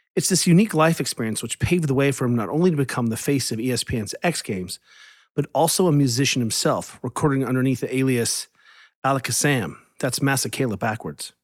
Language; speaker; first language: English; early bilingual, other home language; German